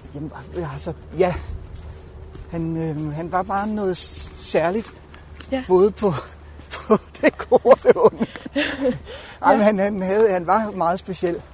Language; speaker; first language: Danish; native; Danish